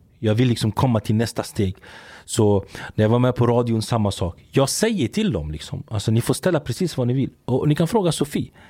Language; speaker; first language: Swedish; early bilingual, other home language; Arabic